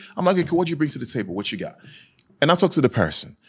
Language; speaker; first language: English; non-native, local second language; Yoruba